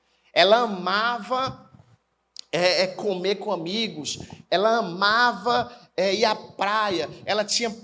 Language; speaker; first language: Portuguese; native; Portuguese